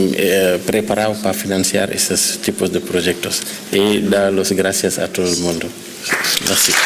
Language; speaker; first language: Spanish; non-native, fluent; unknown